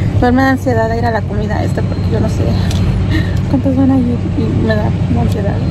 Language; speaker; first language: Spanish; early bilingual, heritage; Spanish